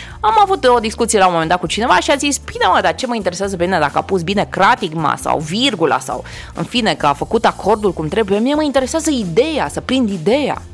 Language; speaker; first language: Romanian; native; Romanian